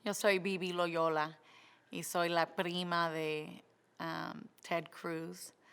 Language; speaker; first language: Spanish; early bilingual, other home language; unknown